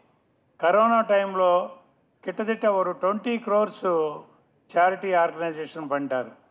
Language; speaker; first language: Tamil; non-native, local second language; Telugu